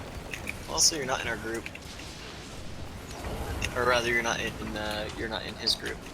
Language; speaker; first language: English; native; English